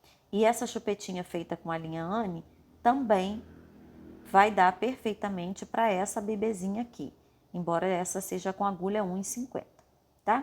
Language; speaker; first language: Portuguese; native; Portuguese